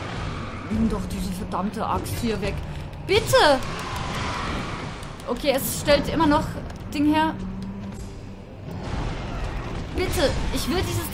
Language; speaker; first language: German; native; German